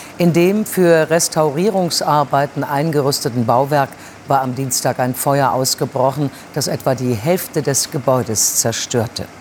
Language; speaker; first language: German; native; German